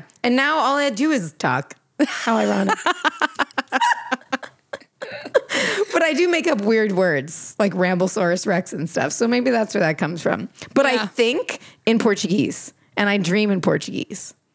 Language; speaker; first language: English; non-native, fluent; Portuguese